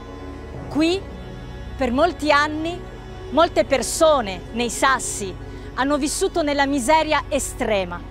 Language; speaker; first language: Italian; native; Italian